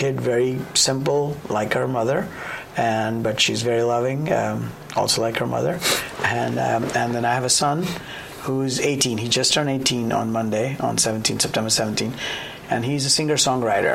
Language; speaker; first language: English; non-native, local second language; Gujarati